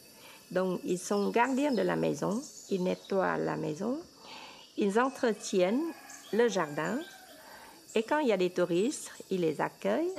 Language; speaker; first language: French; non-native, fluent; Vietnamese